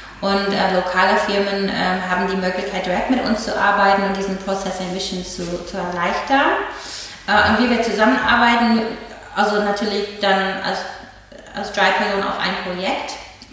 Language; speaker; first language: German; non-native, fluent; English